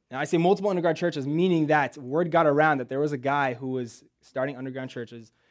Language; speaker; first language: English; early bilingual, other home language; Russian